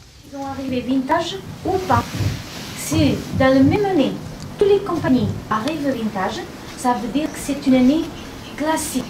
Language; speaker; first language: French; non-native, fluent; Portuguese